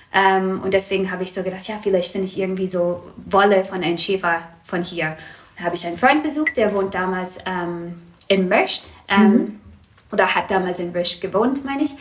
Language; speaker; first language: German; non-native, fluent; English